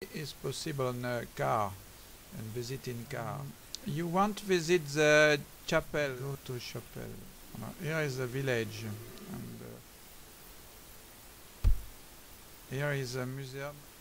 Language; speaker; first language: English; non-native, learner; French